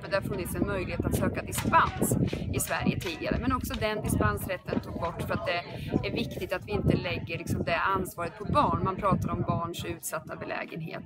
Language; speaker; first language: Swedish; native; Swedish